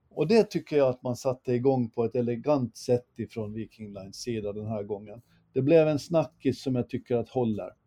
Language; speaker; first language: Swedish; native; Swedish